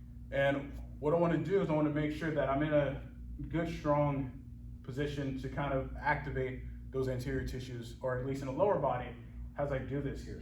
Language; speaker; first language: English; native; English